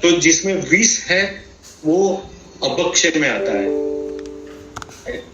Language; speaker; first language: Hindi; non-native, local second language; Gujarati